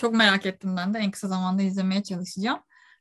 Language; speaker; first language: Turkish; native; Turkish